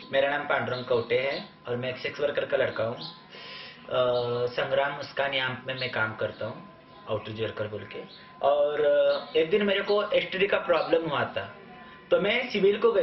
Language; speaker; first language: Hindi; non-native, local second language; Marathi